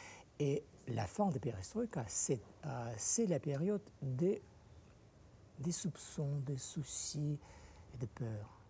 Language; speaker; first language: French; non-native, fluent; Russian